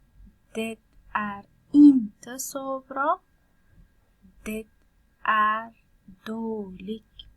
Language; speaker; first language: Swedish; non-native, fluent; Persian